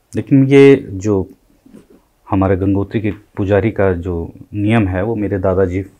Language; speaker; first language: Hindi; native; Hindi